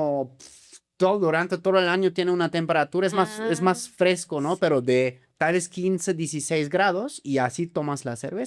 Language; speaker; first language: Spanish; native; Spanish